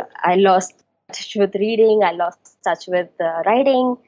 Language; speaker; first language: English; non-native, local second language; Hindi